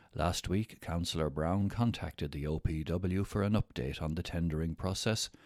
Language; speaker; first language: English; native; English